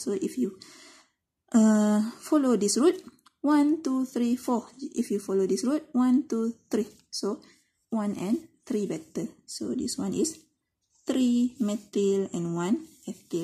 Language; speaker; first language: English; non-native, local second language; Malay